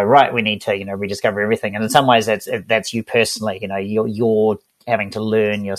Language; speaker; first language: English; native; English